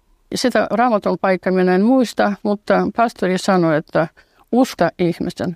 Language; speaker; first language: Finnish; non-native, fluent; Russian